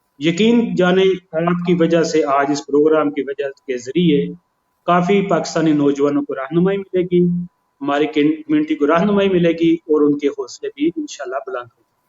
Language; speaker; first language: Urdu; non-native, local second language; Punjabi